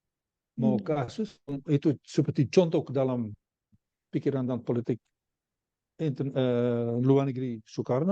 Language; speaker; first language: Indonesian; non-native, learner; Dutch